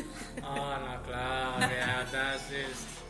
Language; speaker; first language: German; non-native, learner; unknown